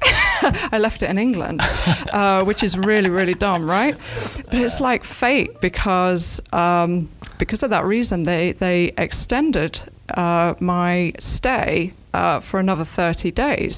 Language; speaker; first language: English; native; English